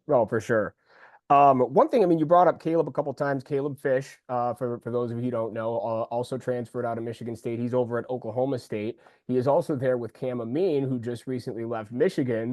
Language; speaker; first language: English; native; English